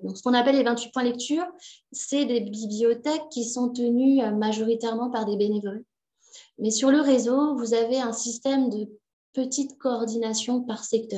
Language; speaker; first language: French; native; French